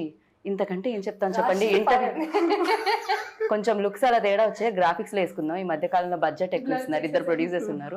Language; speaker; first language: Telugu; native; Telugu